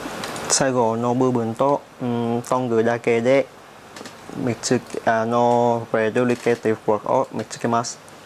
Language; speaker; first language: Japanese; non-native, learner; Vietnamese